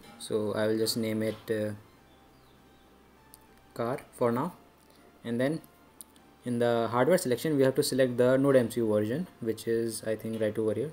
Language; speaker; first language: English; non-native, local second language; Hindi